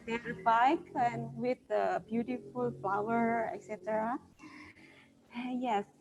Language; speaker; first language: English; non-native, fluent; Indonesian